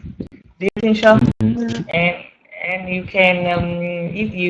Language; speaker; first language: English; non-native, learner; Vietnamese